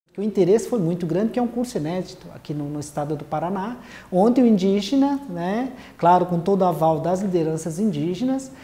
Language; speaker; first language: Portuguese; non-native, local second language; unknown